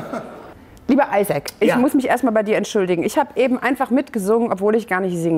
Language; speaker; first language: German; native; German